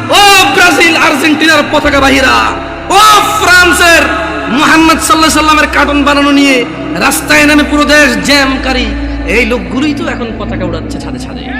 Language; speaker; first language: Bangla; early bilingual, heritage; Bangla